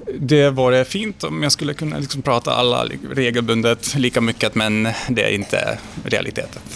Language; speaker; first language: Swedish; non-native, fluent; Hungarian